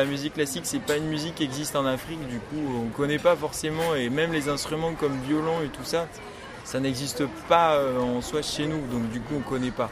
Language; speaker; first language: French; non-native, local second language; Ewe